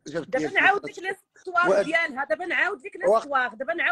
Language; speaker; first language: Arabic; native; Arabic